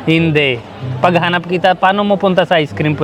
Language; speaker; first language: Filipino; non-native, learner; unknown